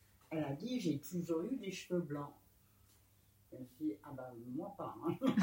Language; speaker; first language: French; native; French